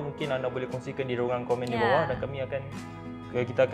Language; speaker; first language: Malay; native; Malay